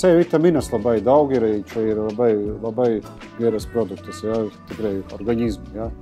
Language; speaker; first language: Lithuanian; non-native, learner; Latvian